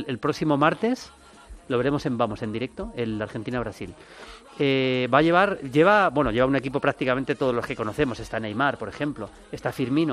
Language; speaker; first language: Spanish; native; Spanish